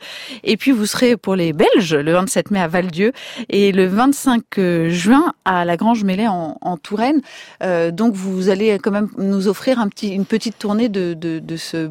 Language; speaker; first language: French; native; French